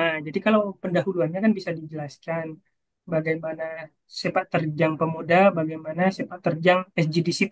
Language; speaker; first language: Indonesian; native; Indonesian